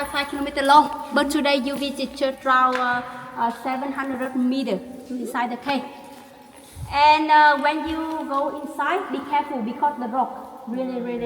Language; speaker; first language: English; non-native, learner; Vietnamese